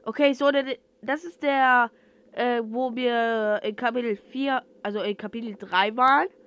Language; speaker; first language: German; non-native, learner; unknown